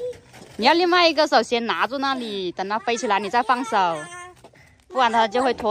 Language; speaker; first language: Chinese; native; Chinese